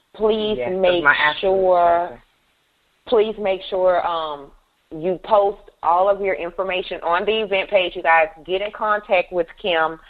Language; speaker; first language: English; native; English